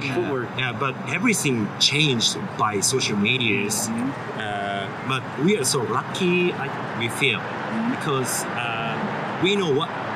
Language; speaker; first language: English; non-native, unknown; Japanese